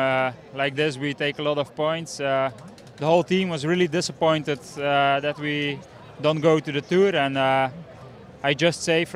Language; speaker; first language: English; non-native, fluent; Dutch